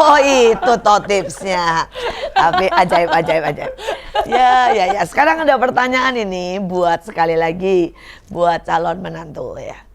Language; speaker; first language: Indonesian; native; Indonesian